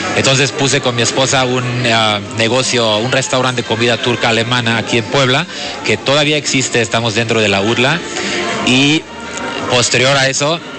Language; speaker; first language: Spanish; non-native, fluent; German